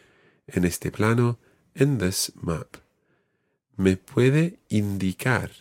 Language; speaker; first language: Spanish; non-native, fluent; English